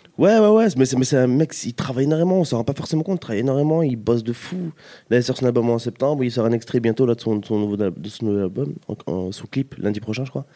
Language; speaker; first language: French; native; French